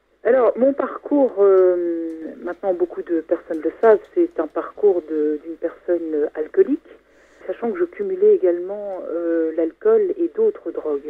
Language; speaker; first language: French; native; French